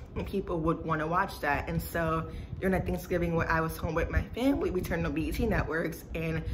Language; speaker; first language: English; native; English